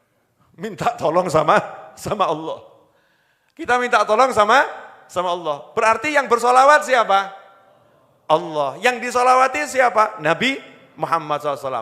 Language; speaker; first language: Indonesian; native; Indonesian